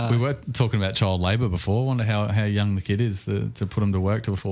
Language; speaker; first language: English; native; English